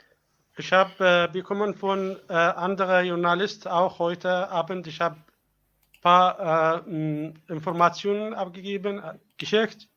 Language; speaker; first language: German; non-native, learner; Arabic